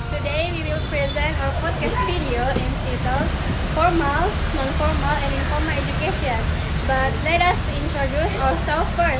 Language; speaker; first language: English; non-native, learner; Indonesian